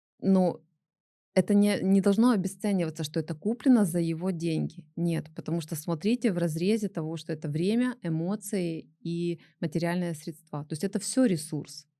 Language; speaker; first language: Russian; native; Russian